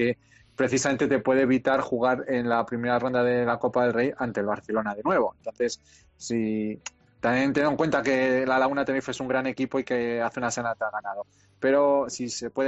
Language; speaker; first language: Spanish; native; Spanish